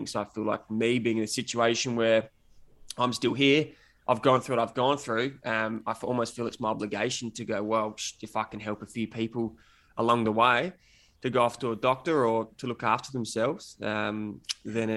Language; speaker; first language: English; native; English